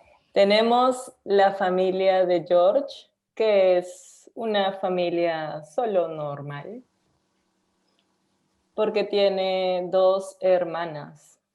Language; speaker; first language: Spanish; non-native, learner; English